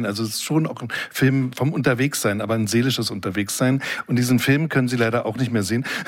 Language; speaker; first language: German; native; German